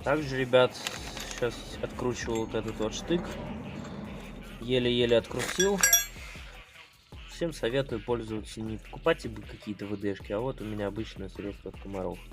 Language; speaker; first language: Russian; native; Russian